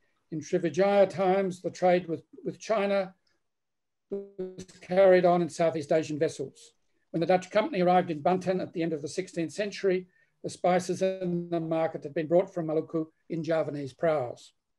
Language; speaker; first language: English; native; English